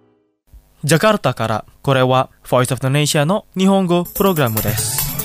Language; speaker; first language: Japanese; non-native, fluent; Indonesian